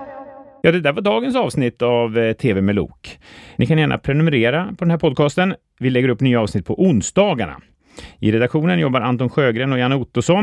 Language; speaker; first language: Swedish; native; Swedish